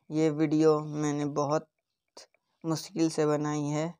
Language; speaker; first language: Hindi; native; Hindi